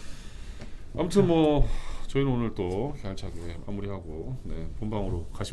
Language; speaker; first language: Korean; native; Korean